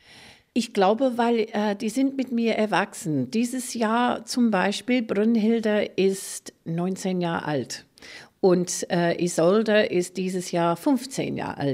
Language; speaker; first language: German; non-native, fluent; English